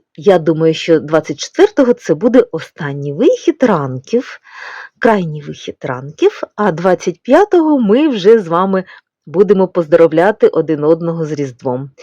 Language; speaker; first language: Ukrainian; non-native, local second language; Russian